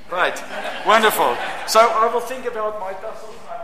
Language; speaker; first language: English; non-native, local second language; Afrikaans